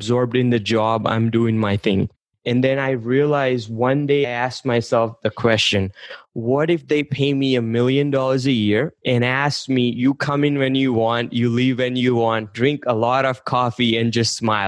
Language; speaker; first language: English; non-native, local second language; Gujarati